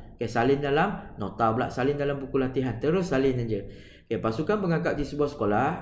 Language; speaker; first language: Malay; non-native, local second language; Chinese